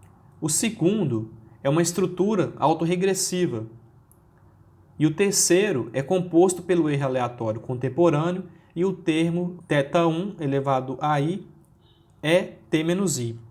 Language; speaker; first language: Portuguese; native; Portuguese